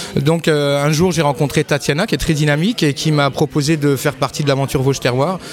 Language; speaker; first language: French; native; French